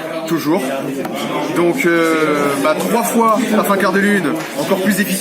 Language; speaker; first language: French; native; French